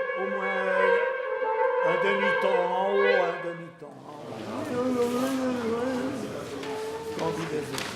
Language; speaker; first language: French; non-native, fluent; Swiss German